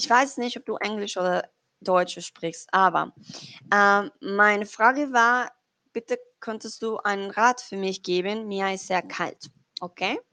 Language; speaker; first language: German; non-native, learner; Spanish